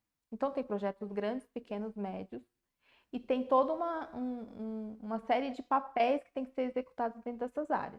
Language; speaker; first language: Portuguese; native; Portuguese